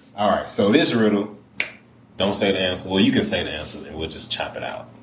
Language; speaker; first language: English; native; English